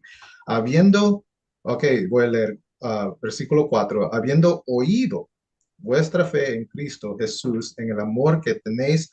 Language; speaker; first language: Spanish; early bilingual, heritage; English